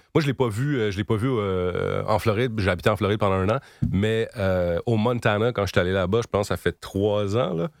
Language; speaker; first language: French; native; French